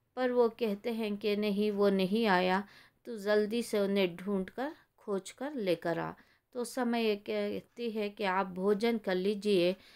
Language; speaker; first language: Hindi; non-native, local second language; Kannada